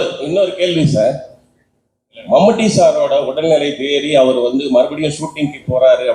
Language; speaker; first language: Tamil; native; Tamil